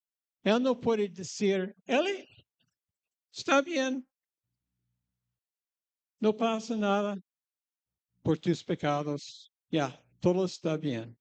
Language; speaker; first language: Spanish; non-native, fluent; English